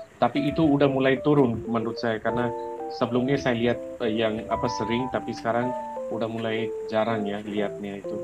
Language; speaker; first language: Indonesian; non-native, fluent; Hindi